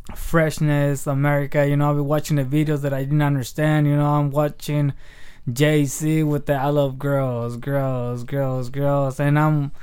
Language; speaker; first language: English; early bilingual, other home language; Spanish